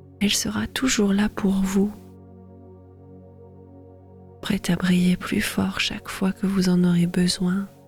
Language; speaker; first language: French; native; French